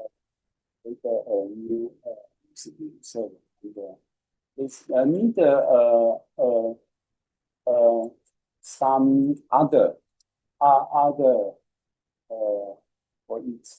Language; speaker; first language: English; non-native, learner; Chinese